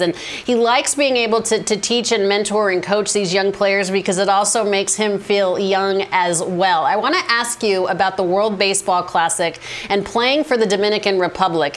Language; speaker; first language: English; native; English